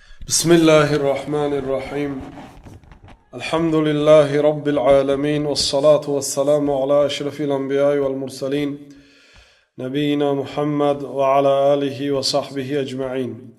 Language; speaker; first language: Arabic; non-native, fluent; Tajik